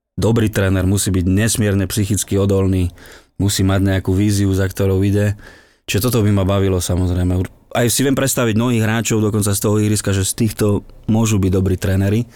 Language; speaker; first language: Slovak; native; Slovak